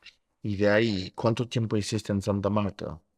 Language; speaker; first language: Spanish; early bilingual, heritage; Spanish